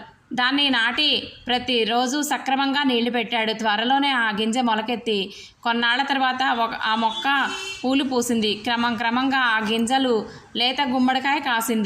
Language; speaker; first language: Telugu; native; Telugu